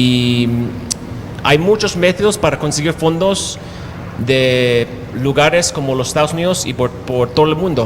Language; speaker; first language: Spanish; non-native, fluent; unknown